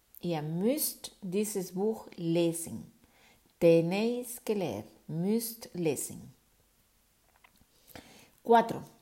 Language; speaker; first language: German; non-native, fluent; Spanish